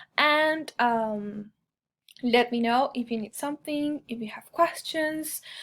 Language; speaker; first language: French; non-native, fluent; Spanish